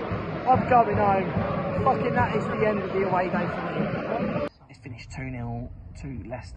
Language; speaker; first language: English; native; English